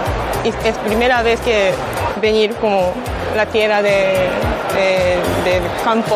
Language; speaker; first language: Spanish; non-native, learner; Japanese